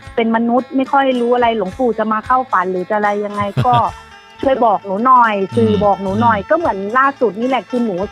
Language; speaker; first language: Thai; native; Thai